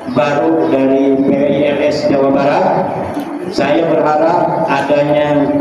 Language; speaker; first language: Indonesian; non-native, local second language; Sundanese